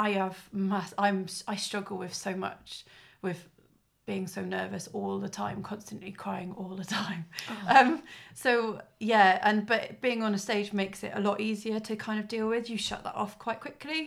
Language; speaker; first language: English; native; English